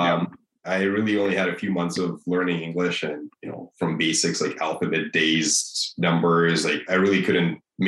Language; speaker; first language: English; non-native, fluent; Russian